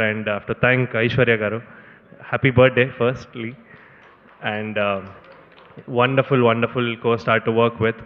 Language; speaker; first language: Telugu; non-native, learner; Kannada